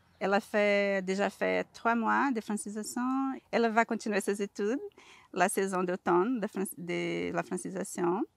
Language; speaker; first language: French; non-native, learner; Portuguese